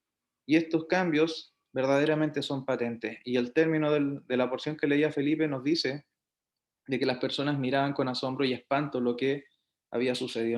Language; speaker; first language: Spanish; native; Spanish